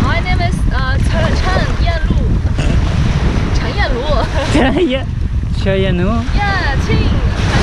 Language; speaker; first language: English; non-native, learner; Chinese